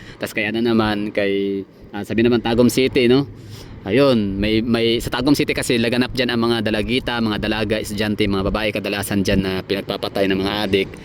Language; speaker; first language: Filipino; non-native, local second language; Cebuano